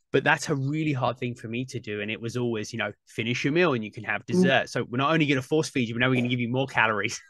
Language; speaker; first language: English; native; English